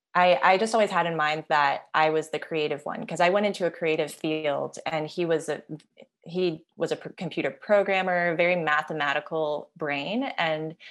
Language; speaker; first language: English; native; English